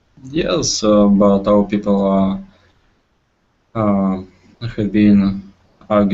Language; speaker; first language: English; non-native, learner; Russian